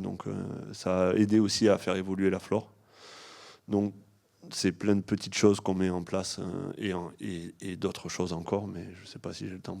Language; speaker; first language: French; native; French